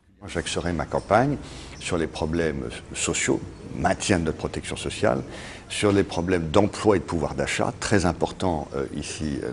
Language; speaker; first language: French; native; French